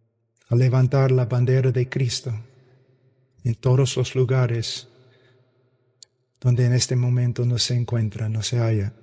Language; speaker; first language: Spanish; non-native, fluent; English